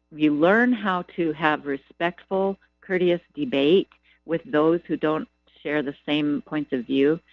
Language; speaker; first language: English; native; English